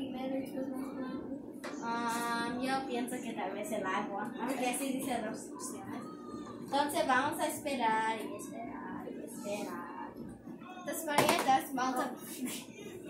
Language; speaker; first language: Spanish; early bilingual, heritage; Spanish